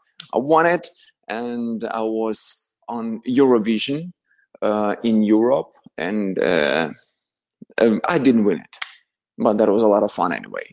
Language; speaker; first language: English; non-native, fluent; Russian